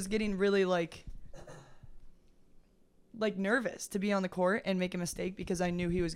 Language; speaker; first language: English; native; English